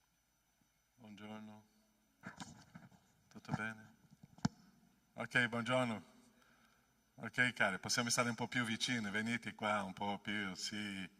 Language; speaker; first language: Italian; non-native, fluent; Portuguese